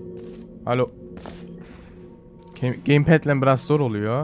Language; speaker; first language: Turkish; early bilingual, heritage; Turkish